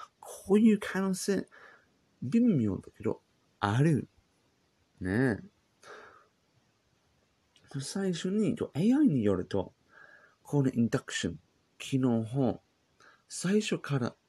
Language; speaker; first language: Japanese; non-native, learner; English